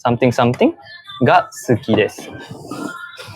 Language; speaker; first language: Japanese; non-native, fluent; Malay